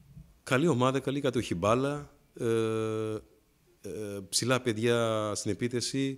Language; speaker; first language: Greek; non-native, fluent; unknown